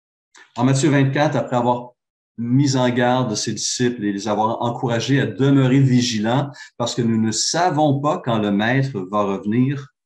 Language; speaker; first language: French; native; French